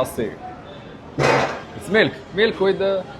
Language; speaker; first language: English; non-native, learner; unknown